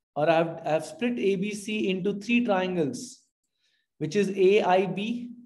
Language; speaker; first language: English; non-native, local second language; Hindi